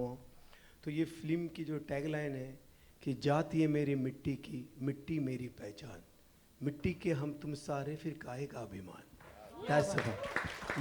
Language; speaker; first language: Hindi; native; Hindi